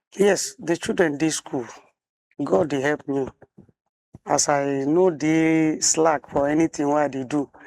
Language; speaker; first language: Nigerian Pidgin; non-native, local second language; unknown